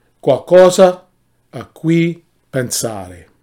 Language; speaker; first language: Italian; non-native, learner; English